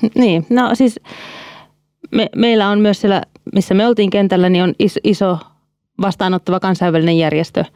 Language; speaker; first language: Finnish; native; Finnish